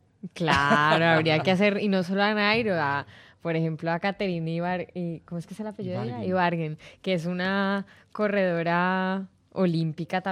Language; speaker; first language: Spanish; native; Spanish